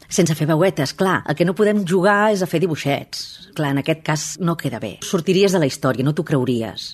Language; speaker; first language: Catalan; native; Catalan